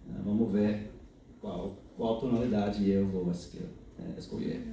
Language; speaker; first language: Portuguese; non-native, fluent; English